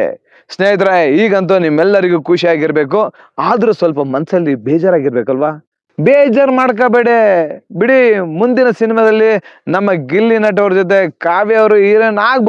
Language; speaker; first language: Kannada; native; Kannada